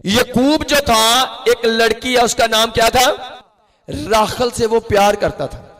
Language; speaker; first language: Urdu; non-native, local second language; Punjabi